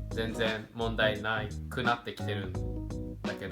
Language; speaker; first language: Japanese; native; Japanese